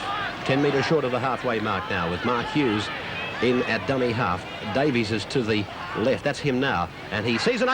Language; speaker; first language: English; native; English